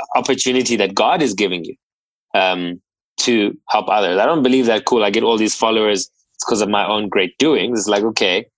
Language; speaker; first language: English; native; English